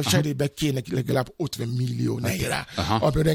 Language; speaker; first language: Hungarian; non-native, fluent; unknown